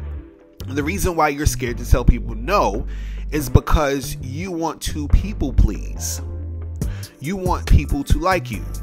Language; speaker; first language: English; native; English